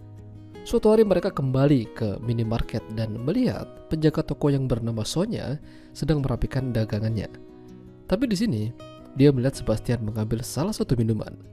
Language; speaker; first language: Indonesian; non-native, local second language; Javanese